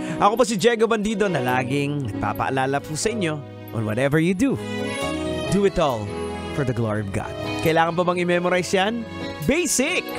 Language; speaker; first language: Filipino; native; Filipino